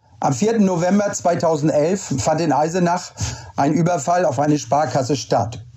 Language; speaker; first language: German; native; German